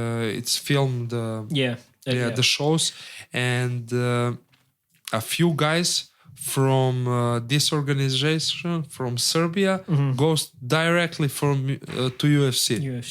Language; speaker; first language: English; non-native, learner; Serbian